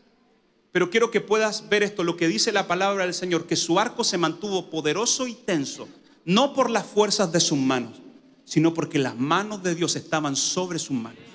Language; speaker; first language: Spanish; native; Spanish